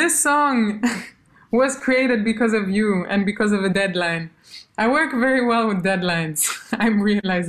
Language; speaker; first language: English; non-native, fluent; Albanian